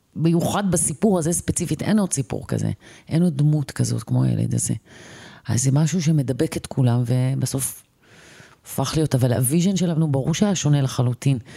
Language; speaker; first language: Hebrew; native; Hebrew